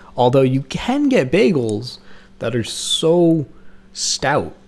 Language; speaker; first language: English; native; English